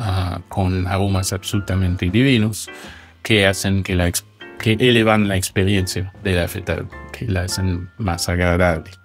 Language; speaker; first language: Spanish; non-native, fluent; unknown